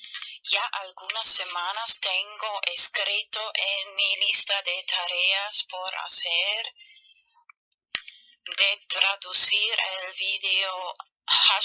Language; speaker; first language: Spanish; non-native, fluent; German